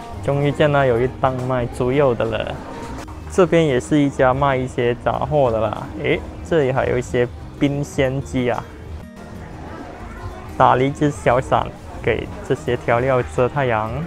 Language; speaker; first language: Chinese; non-native, local second language; Cantonese